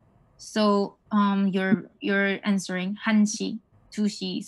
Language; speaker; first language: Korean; non-native, fluent; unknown